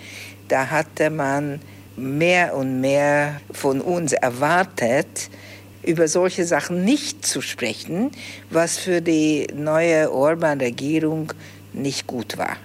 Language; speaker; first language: German; early bilingual, heritage; Hungarian